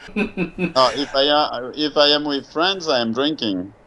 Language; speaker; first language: English; non-native, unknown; French